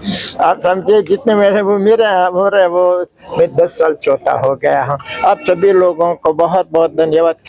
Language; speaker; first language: Hindi; non-native, fluent; Uzbek